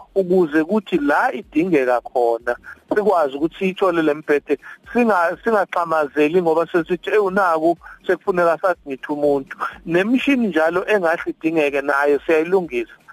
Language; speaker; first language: Zulu; native; Zulu